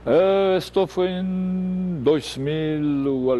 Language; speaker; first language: Portuguese; non-native, fluent; French